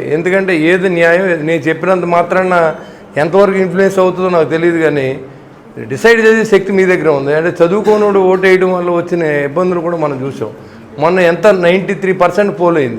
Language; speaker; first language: Telugu; native; Telugu